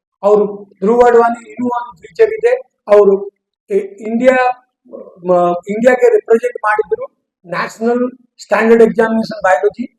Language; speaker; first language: Kannada; non-native, learner; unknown